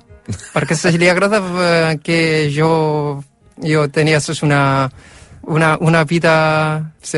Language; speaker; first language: Catalan; non-native, learner; Korean